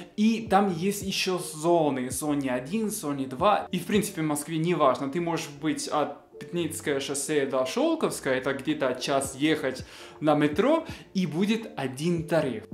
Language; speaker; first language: Russian; non-native, fluent; Spanish